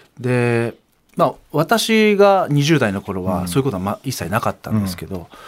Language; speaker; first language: Japanese; native; Japanese